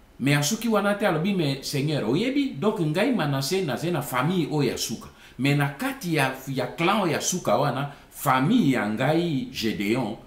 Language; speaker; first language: Lingala; non-native, local second language; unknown